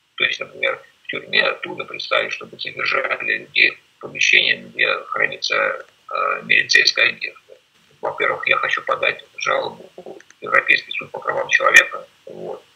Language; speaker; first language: Russian; native; Russian